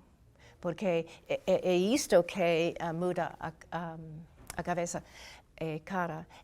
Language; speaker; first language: Portuguese; non-native, fluent; English